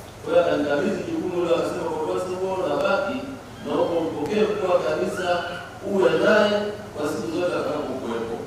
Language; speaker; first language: Swahili; native; Swahili